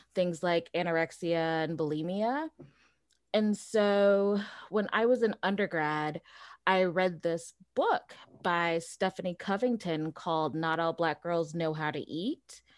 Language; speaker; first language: English; early bilingual, other home language; Portuguese